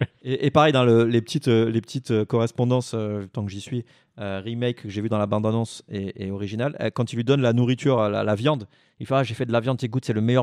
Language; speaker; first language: French; native; French